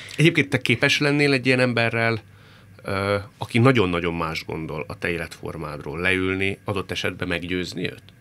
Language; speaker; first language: Hungarian; native; Hungarian